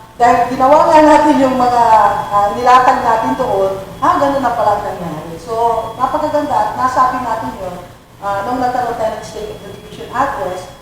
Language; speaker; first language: Filipino; non-native, local second language; Pangasinan